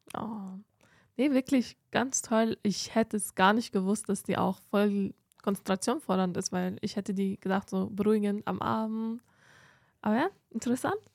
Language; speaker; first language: German; early bilingual, other home language; Kurdish